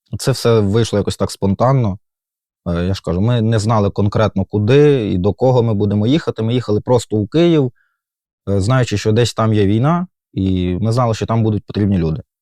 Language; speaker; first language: Ukrainian; native; Ukrainian